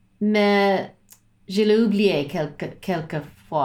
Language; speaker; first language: French; non-native, learner; English